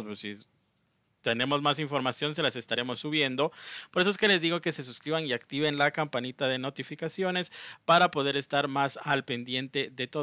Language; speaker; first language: Spanish; native; Spanish